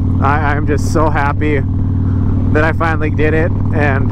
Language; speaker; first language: English; native; English